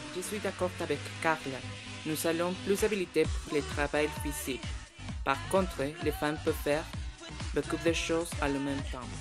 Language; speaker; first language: French; non-native, learner; Spanish